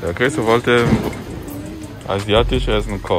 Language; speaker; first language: German; non-native, learner; Lingala